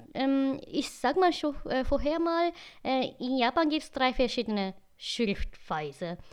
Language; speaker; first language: German; non-native, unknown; Japanese